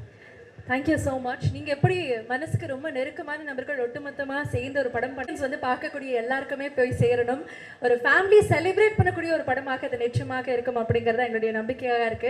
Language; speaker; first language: Tamil; native; Tamil